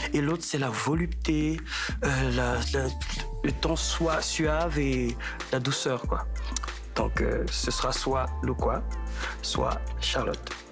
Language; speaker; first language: French; non-native, local second language; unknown